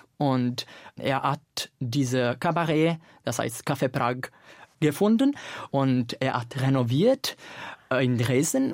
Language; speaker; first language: German; non-native, fluent; Italian